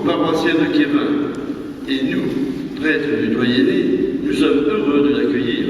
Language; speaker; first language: French; native; French